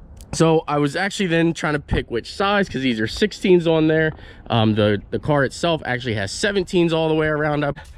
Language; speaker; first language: English; native; English